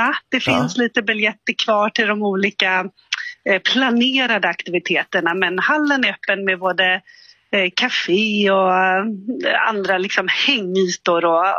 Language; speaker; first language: Swedish; native; Swedish